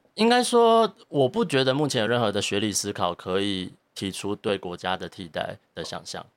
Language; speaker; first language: Chinese; native; Chinese